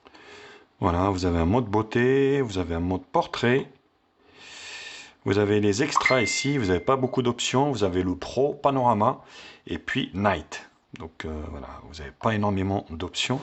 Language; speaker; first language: French; native; French